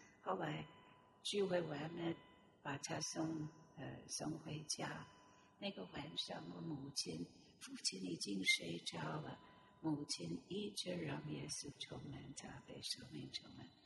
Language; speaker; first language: Chinese; non-native, fluent; English